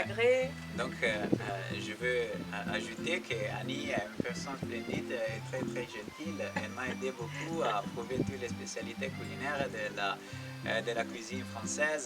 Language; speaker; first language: French; non-native, learner; Italian